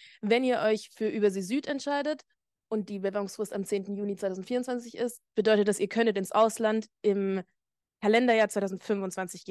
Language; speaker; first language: German; native; German